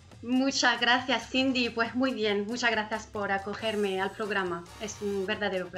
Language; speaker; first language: Spanish; non-native, fluent; French